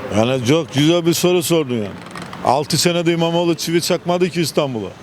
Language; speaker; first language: Turkish; native; Turkish